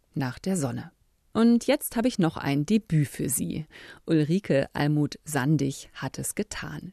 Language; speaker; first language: German; native; German